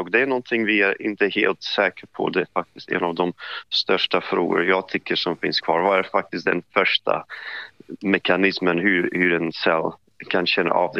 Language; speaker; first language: Swedish; non-native, fluent; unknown